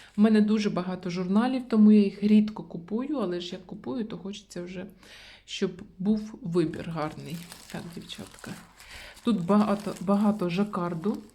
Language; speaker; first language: Ukrainian; non-native, local second language; Russian